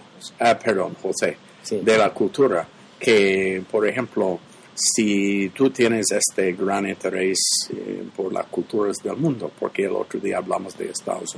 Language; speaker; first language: Spanish; non-native, fluent; English